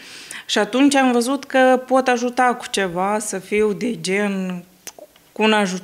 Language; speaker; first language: Romanian; early bilingual, heritage; Romanian